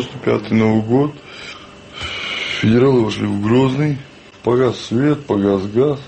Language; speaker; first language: Russian; non-native, local second language; Chechen